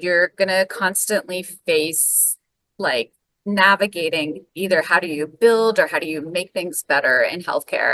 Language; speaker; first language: English; native; English